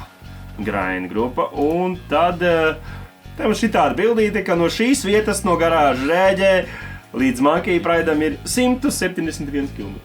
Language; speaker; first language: Latvian; native; Latvian